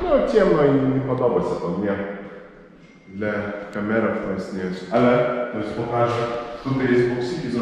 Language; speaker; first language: Polish; non-native, learner; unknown